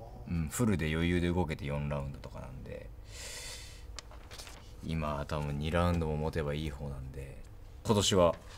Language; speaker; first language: Japanese; native; Japanese